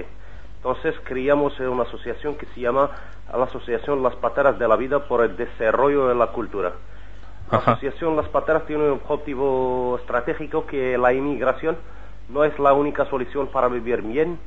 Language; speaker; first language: Spanish; non-native, learner; Arabic